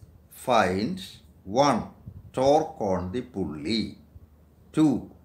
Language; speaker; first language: English; non-native, local second language; Malayalam